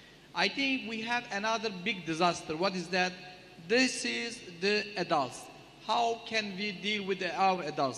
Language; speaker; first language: English; non-native, learner; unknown